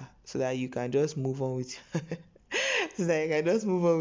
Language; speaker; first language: English; non-native, local second language; Igbo